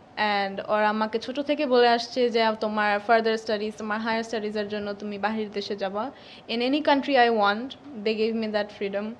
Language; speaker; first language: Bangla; early bilingual, heritage; Bangla